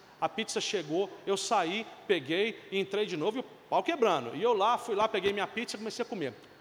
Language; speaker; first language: Portuguese; non-native, fluent; Italian